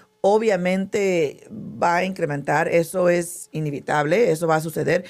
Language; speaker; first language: Spanish; early bilingual, heritage; Spanish